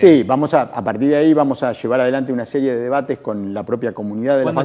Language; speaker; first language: Spanish; native; Spanish